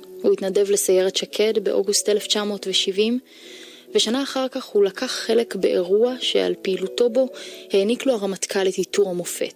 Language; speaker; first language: Hebrew; native; Hebrew